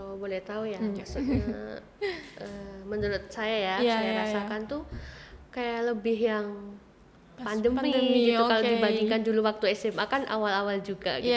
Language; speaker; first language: Indonesian; native; Indonesian